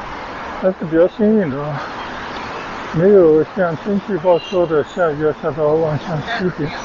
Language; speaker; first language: Chinese; native; Chinese